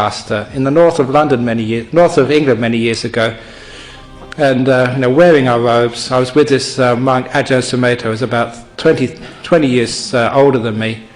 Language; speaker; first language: English; native; English